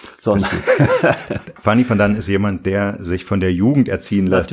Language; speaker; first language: German; native; German